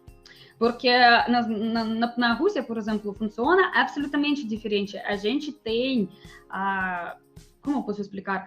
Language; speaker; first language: Portuguese; non-native, fluent; Russian